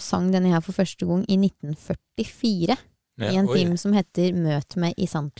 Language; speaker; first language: Norwegian; native; Norwegian